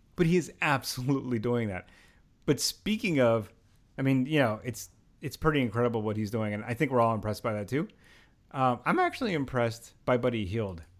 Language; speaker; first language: English; native; English